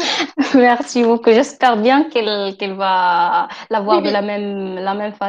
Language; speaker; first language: French; non-native, local second language; Arabic